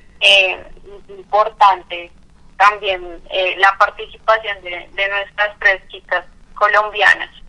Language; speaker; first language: Spanish; non-native, fluent; French